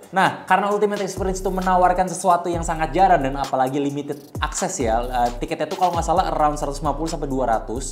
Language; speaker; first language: Indonesian; native; Indonesian